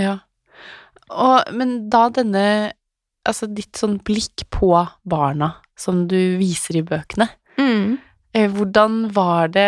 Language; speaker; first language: Norwegian; native; Norwegian